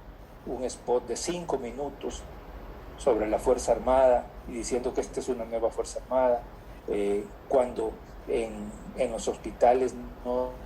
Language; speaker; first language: Spanish; native; Spanish